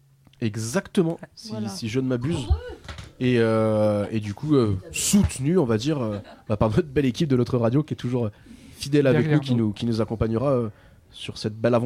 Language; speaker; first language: French; native; French